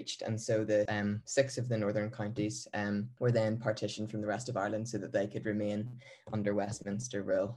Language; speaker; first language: English; native; English